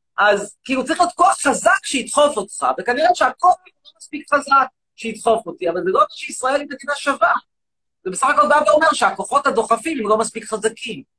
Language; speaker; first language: Hebrew; native; Hebrew